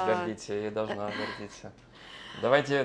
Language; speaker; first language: Russian; non-native, learner; English